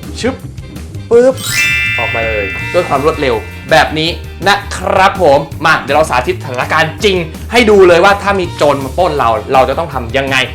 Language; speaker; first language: Thai; native; Thai